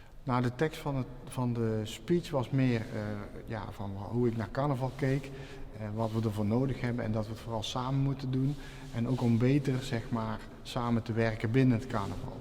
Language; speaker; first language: Dutch; native; Dutch